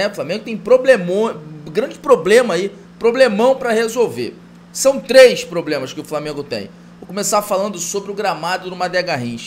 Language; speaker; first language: Portuguese; native; Portuguese